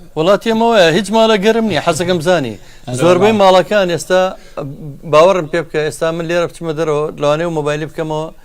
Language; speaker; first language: Central Kurdish; native; Central Kurdish